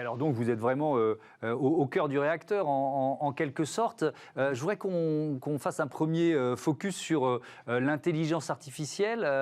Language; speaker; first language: French; native; French